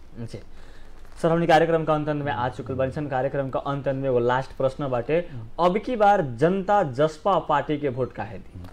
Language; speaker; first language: Bhojpuri; native; Bhojpuri